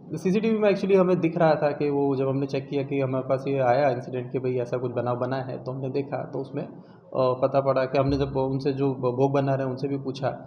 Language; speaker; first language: Hindi; non-native, local second language; Gujarati